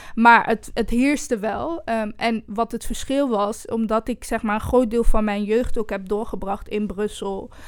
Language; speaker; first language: Dutch; early bilingual, other home language; Kinyarwanda